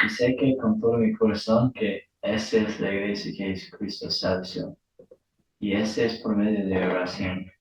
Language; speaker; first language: Spanish; non-native, learner; English